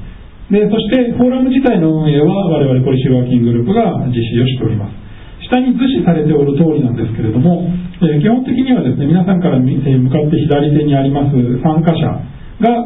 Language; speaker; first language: Japanese; native; Japanese